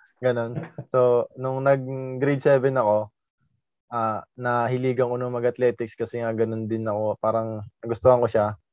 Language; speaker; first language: Filipino; native; Filipino